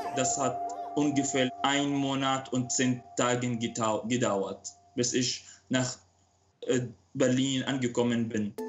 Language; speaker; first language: German; non-native, local second language; Arabic